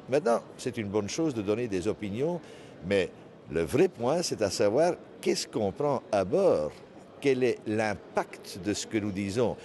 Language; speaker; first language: French; non-native, local second language; Dutch